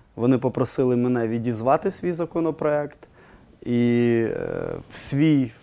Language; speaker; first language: Ukrainian; non-native, local second language; Russian